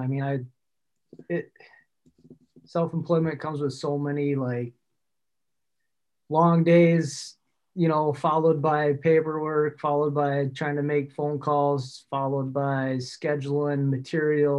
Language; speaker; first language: English; native; English